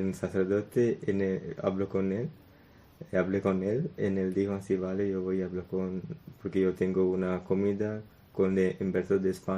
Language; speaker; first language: Spanish; non-native, learner; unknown